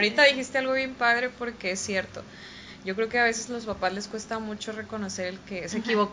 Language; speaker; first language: Spanish; native; Spanish